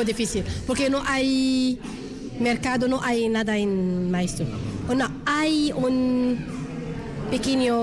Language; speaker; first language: Spanish; non-native, learner; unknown